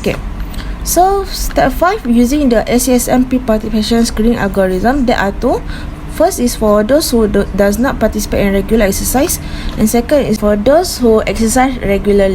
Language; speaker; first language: English; non-native, local second language; Malay